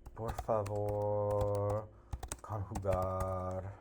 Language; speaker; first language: Spanish; non-native, learner; English